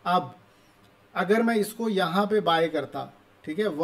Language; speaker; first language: Hindi; native; Hindi